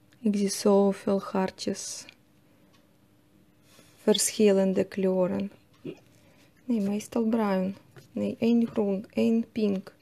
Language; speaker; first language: Dutch; non-native, learner; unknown